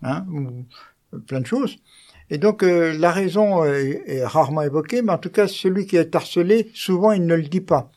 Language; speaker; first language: French; native; French